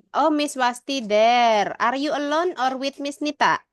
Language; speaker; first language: English; non-native, learner; Indonesian